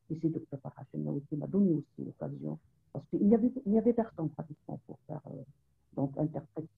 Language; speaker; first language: French; non-native, local second language; Arabic